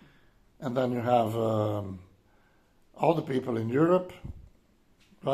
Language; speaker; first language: English; non-native, fluent; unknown